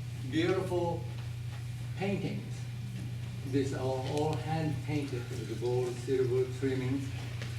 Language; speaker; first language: English; non-native, fluent; Japanese